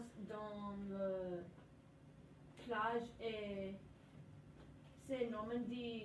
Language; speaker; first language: French; non-native, learner; English